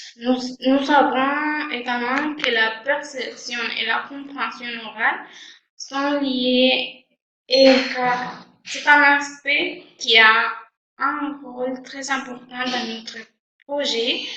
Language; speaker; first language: French; non-native, fluent; Spanish